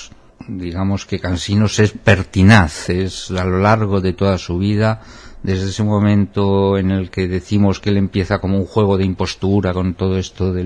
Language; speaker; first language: Spanish; native; Spanish